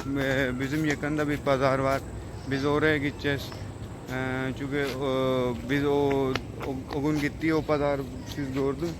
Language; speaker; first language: Turkish; non-native, learner; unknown